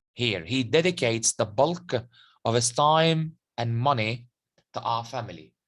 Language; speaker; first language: English; non-native, fluent; Arabic